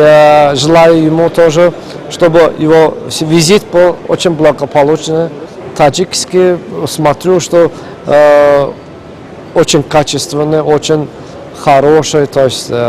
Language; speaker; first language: Russian; non-native, fluent; Azerbaijani